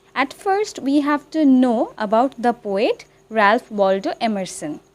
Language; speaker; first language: English; non-native, local second language; Bangla